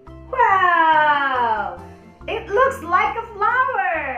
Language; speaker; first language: English; non-native, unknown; Indonesian